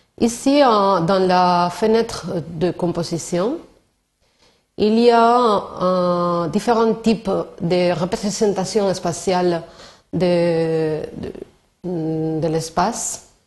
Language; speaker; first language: French; non-native, learner; Spanish